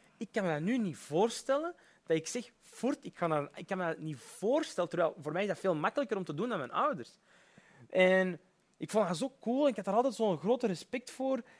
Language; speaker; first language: Dutch; early bilingual, other home language; Berber languages